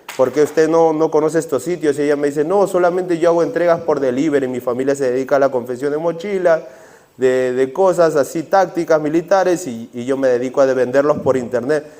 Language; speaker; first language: Spanish; native; Spanish